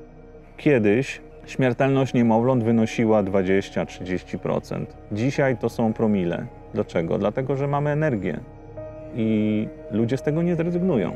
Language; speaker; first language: Polish; native; Polish